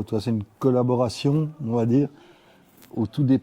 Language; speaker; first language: French; native; French